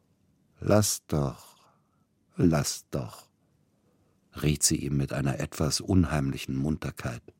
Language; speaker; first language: German; native; German